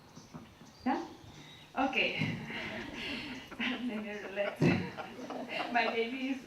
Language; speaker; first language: English; non-native, learner; Spanish